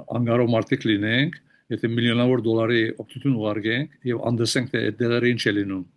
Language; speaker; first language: Armenian; early bilingual, heritage; Armenian